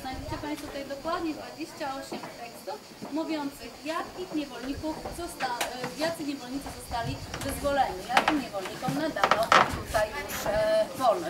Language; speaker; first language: Polish; native; Polish